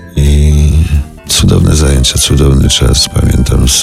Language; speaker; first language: Polish; native; Polish